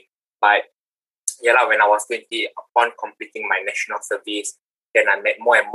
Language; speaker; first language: English; non-native, local second language; Malay